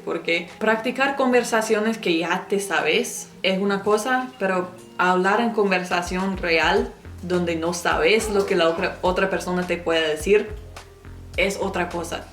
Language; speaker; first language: Spanish; non-native, fluent; English